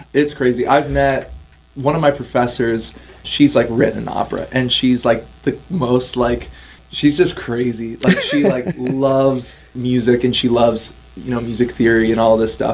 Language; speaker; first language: English; native; English